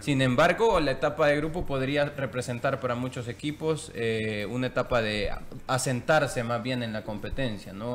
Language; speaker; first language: Spanish; native; Spanish